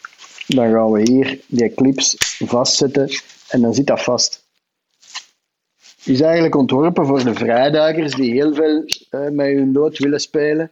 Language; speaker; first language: Dutch; native; Dutch